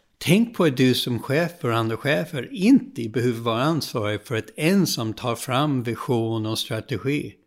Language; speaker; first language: Swedish; non-native, fluent; English